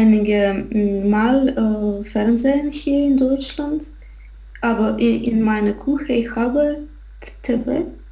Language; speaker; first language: German; non-native, learner; Russian